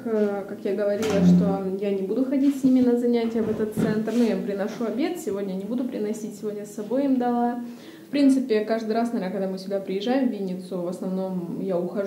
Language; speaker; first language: Russian; native; Russian